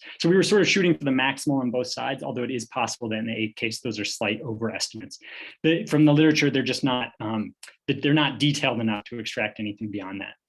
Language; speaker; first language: English; native; English